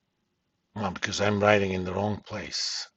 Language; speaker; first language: English; native; English